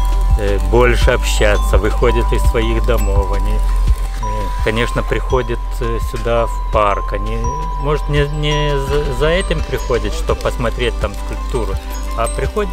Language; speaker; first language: Russian; non-native, fluent; Lithuanian